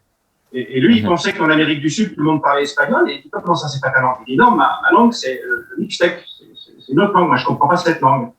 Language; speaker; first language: French; native; French